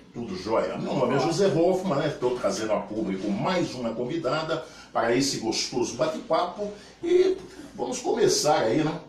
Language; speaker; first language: Portuguese; native; Portuguese